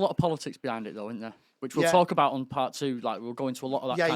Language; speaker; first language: English; native; English